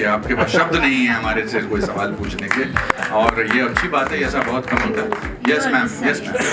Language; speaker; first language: Hindi; native; Hindi